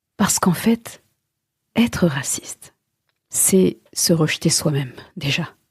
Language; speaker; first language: French; early bilingual, other home language; Wolof